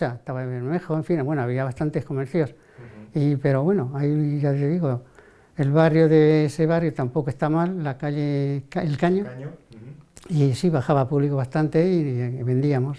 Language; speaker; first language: Spanish; native; Spanish